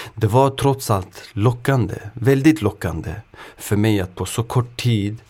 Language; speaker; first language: Swedish; native; Swedish